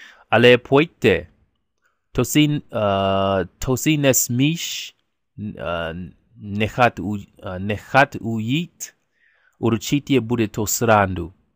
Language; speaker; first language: Czech; non-native, learner; English